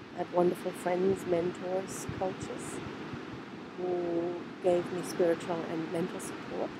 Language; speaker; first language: English; non-native, fluent; German